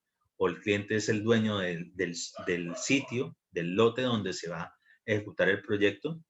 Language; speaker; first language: Spanish; native; Spanish